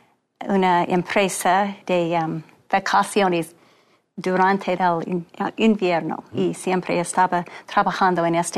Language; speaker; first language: Spanish; non-native, fluent; English